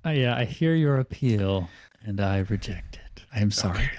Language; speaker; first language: English; native; English